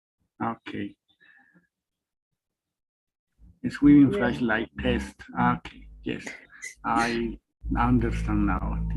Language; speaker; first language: English; non-native, learner; Spanish